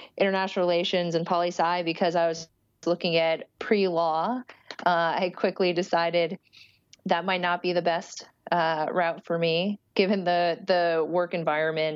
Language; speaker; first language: English; early bilingual, other home language; Portuguese